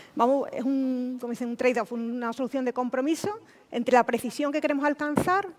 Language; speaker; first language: Spanish; native; Spanish